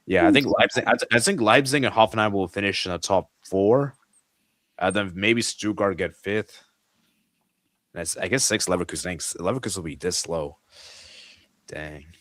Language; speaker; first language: English; native; English